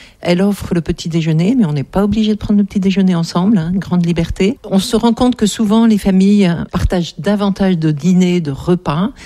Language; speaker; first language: French; native; French